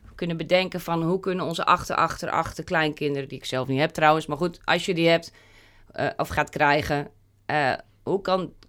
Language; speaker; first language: Dutch; native; Dutch